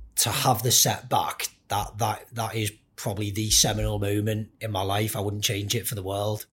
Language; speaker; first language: English; native; English